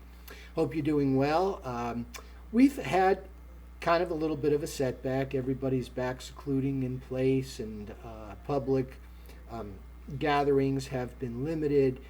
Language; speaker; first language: English; native; English